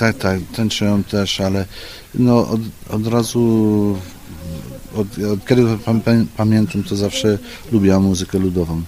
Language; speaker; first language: Polish; early bilingual, heritage; Polish